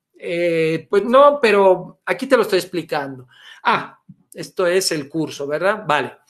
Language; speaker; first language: Spanish; non-native, fluent; Italian